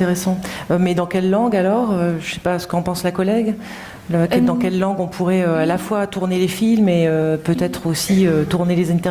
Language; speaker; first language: French; native; French